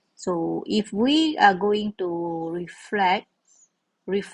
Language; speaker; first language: English; non-native, local second language; Malay